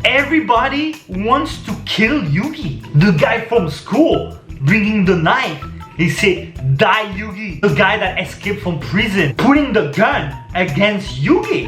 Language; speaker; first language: English; non-native, fluent; French